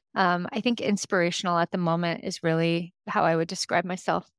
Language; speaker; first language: English; native; English